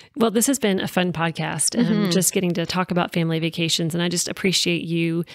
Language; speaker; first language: English; native; English